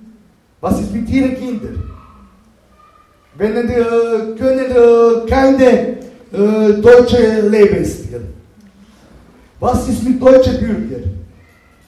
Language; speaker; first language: German; non-native, learner; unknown